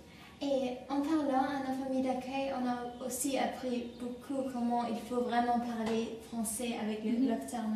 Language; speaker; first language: French; non-native, learner; German